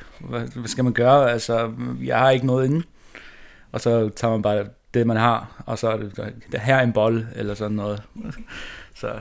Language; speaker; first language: Danish; non-native, local second language; Faroese